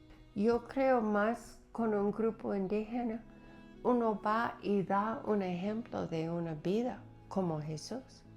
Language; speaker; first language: Spanish; non-native, fluent; English